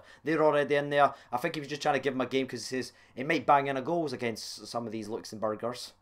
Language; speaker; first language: English; native; English